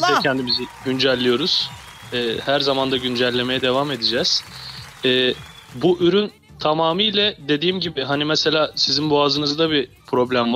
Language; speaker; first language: Turkish; native; Turkish